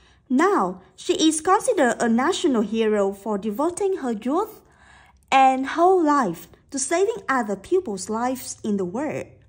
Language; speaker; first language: English; non-native, fluent; Vietnamese